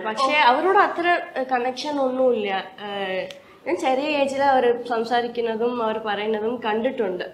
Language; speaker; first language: Malayalam; non-native, learner; Tamil